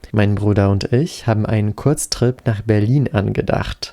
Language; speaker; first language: German; non-native, fluent; Polish